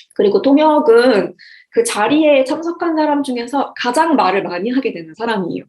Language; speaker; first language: Korean; native; Korean